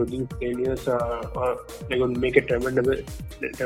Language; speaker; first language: English; non-native, local second language; Tamil